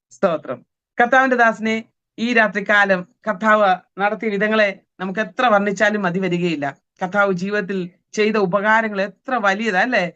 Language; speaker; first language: Malayalam; native; Malayalam